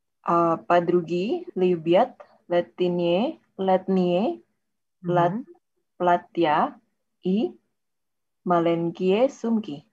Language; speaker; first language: Russian; non-native, learner; Indonesian